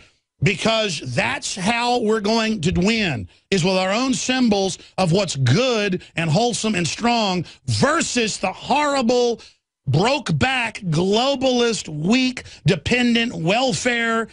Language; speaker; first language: English; native; English